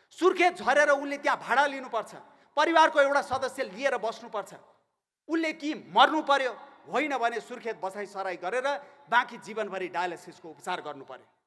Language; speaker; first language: Nepali; native; Nepali